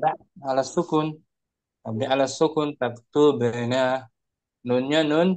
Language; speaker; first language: Arabic; non-native, fluent; Indonesian